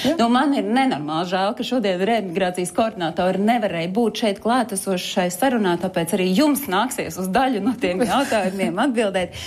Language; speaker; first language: Latvian; native; Latvian